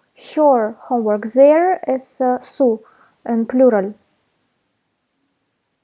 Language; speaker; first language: English; non-native, fluent; Russian